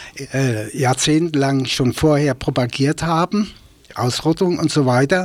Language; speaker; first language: German; native; German